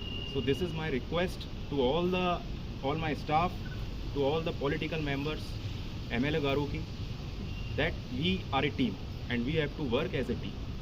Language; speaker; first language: English; non-native, local second language; Telugu